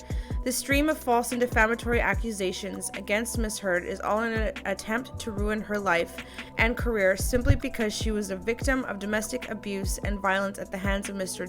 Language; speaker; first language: English; native; English